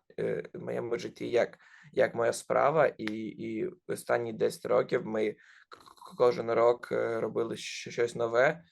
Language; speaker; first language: Ukrainian; non-native, local second language; Russian